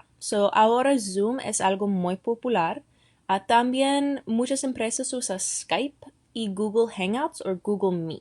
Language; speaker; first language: Spanish; non-native, fluent; English